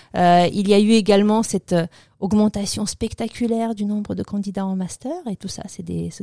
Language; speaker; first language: French; early bilingual, other home language; Russian